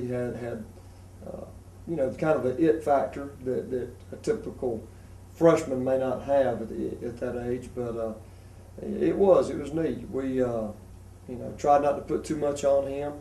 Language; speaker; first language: English; native; English